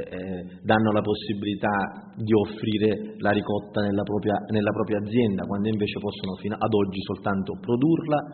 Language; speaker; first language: Italian; native; Italian